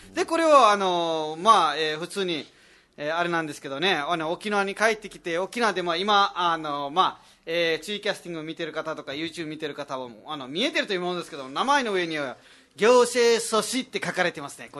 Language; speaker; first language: Japanese; non-native, fluent; Nepali